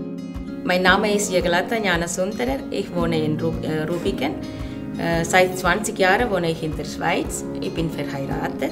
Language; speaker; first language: German; non-native, learner; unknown